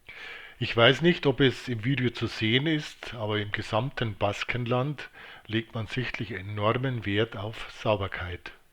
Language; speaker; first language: German; native; German